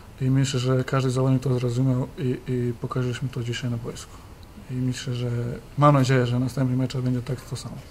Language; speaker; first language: Polish; non-native, learner; Serbian